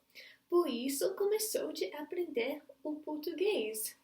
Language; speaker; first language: Portuguese; non-native, learner; English